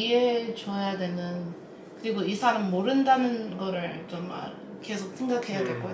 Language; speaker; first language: Korean; non-native, fluent; English